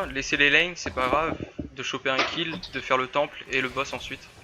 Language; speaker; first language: French; native; French